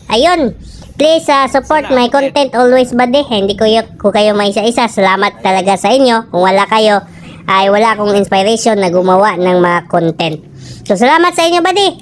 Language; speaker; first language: Filipino; non-native, local second language; Cebuano